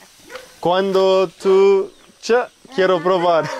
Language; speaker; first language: Spanish; non-native, learner; English